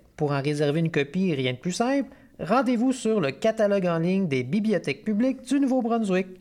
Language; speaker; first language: French; native; French